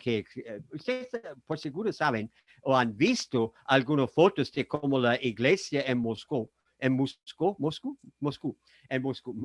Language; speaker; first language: Spanish; non-native, fluent; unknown